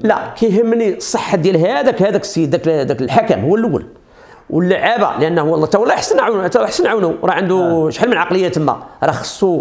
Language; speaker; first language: Arabic; native; Arabic